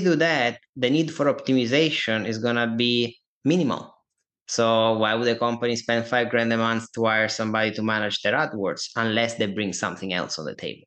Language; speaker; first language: English; non-native, fluent; Italian